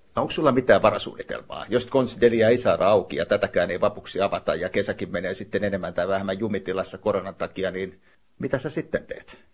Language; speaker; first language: Finnish; native; Finnish